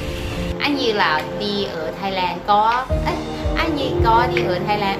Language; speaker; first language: Vietnamese; non-native, learner; Thai